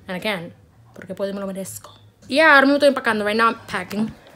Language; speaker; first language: Spanish; early bilingual, heritage; Spanish